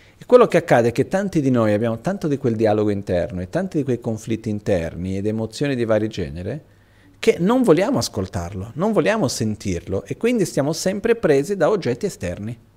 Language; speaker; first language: Italian; non-native, fluent; Portuguese